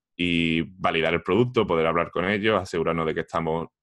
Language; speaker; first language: Spanish; native; Spanish